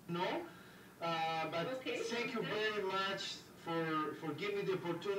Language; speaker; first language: English; non-native, learner; Spanish